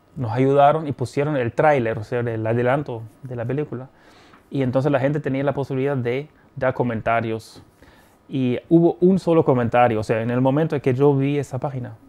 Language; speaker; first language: Spanish; non-native, fluent; German